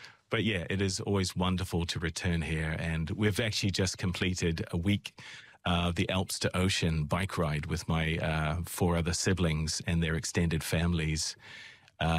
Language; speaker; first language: English; native; English